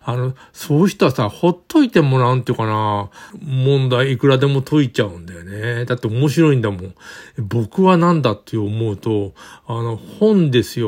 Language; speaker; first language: Japanese; native; Japanese